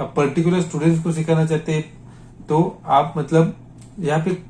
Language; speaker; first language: Hindi; non-native, local second language; Marathi